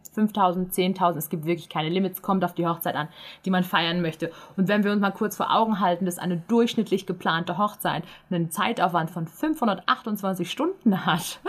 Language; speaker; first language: German; native; German